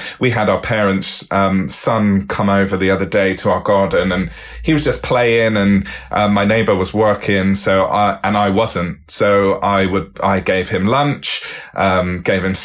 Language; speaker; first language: English; native; English